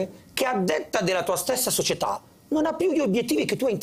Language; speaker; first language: Italian; native; Italian